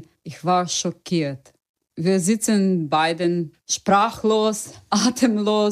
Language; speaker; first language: German; non-native, learner; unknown